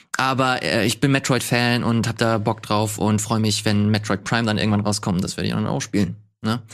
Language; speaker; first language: German; native; German